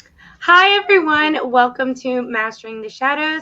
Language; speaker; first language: English; native; English